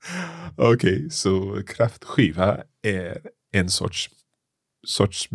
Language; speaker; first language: Swedish; non-native, learner; English